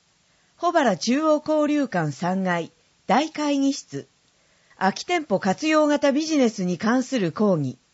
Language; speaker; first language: Japanese; native; Japanese